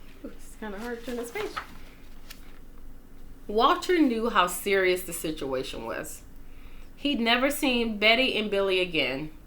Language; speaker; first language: English; native; English